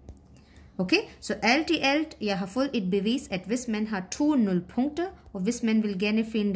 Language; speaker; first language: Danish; non-native, fluent; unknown